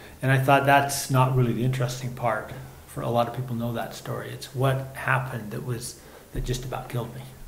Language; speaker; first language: English; native; English